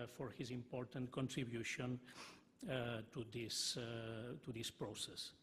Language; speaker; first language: English; non-native, fluent; Catalan